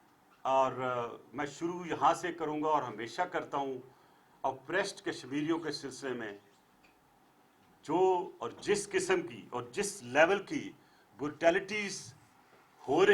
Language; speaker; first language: Urdu; native; Urdu